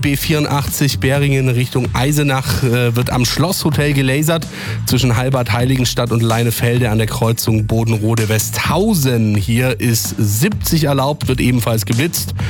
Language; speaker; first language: German; native; German